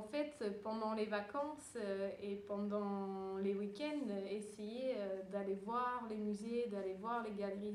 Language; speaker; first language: French; early bilingual, other home language; Dutch